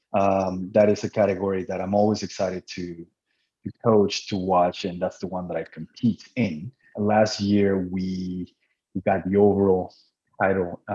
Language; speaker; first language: English; non-native, fluent; Spanish